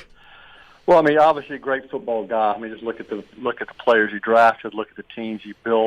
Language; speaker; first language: English; native; English